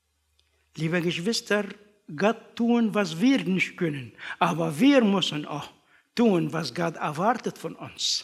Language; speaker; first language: German; non-native, learner; Arabic